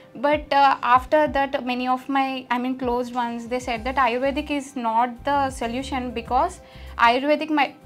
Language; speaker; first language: English; non-native, local second language; Telugu